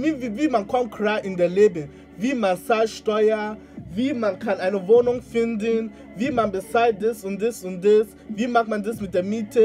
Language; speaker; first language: German; non-native, learner; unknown